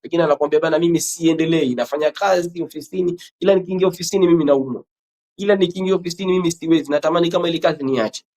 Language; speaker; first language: Swahili; native; Swahili